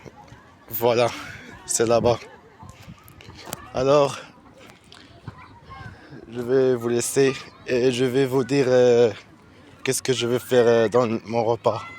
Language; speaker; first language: French; non-native, learner; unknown